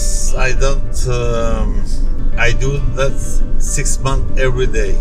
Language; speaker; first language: English; non-native, learner; Albanian